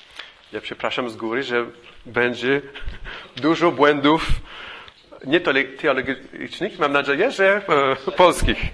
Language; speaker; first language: Polish; non-native, fluent; English